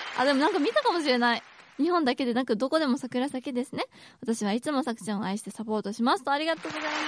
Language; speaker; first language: Japanese; native; Japanese